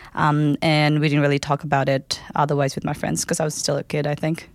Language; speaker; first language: English; non-native, local second language; Nepali